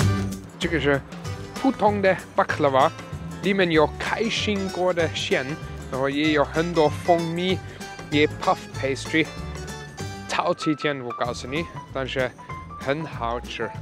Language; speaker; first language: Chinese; non-native, fluent; German